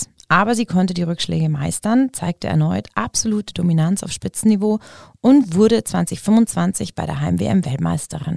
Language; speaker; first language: German; native; German